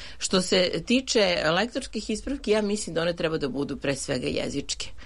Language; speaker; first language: Serbian; native; Serbian